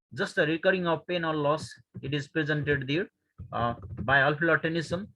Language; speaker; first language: English; non-native, local second language; Nepali